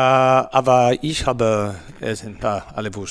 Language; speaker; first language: German; non-native, learner; Spanish